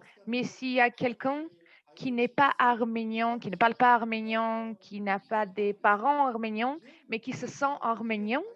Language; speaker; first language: French; non-native, fluent; Armenian